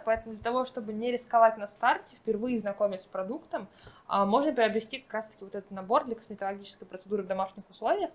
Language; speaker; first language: Russian; native; Russian